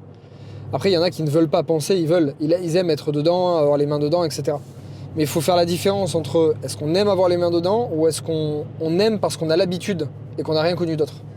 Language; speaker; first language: French; native; French